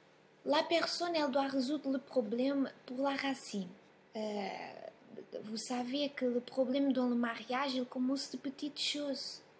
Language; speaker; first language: French; non-native, fluent; Portuguese